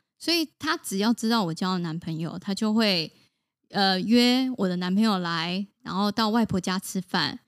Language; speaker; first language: Chinese; native; Chinese